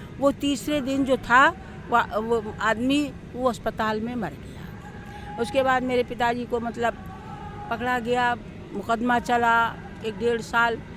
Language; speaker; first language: Hindi; native; Hindi